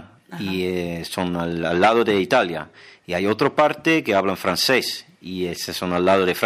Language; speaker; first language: Spanish; non-native, fluent; German